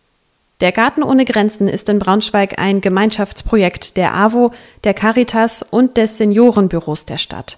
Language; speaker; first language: German; native; German